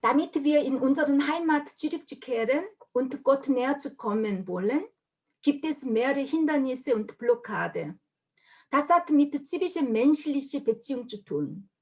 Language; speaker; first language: German; non-native, fluent; Korean